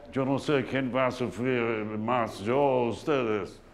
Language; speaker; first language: Spanish; non-native, fluent; Polish